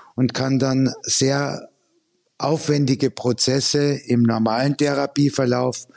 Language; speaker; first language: German; native; German